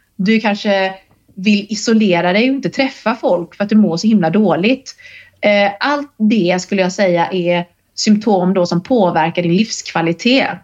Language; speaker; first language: Swedish; native; Swedish